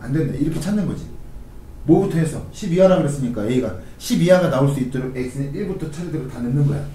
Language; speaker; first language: Korean; native; Korean